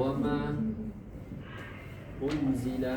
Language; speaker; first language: Arabic; non-native, fluent; Malay